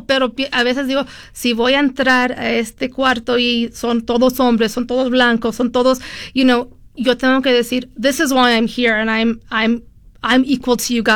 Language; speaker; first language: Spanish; early bilingual, heritage; Spanish